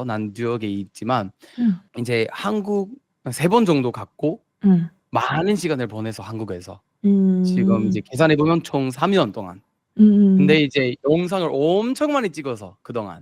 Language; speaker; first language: Korean; non-native, fluent; English